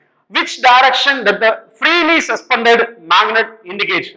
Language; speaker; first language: English; non-native, local second language; Tamil